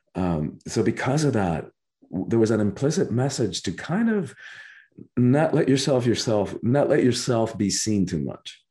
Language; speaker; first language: English; early bilingual, other home language; Spanish